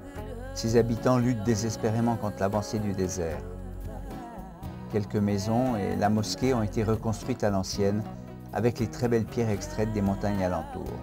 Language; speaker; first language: French; native; French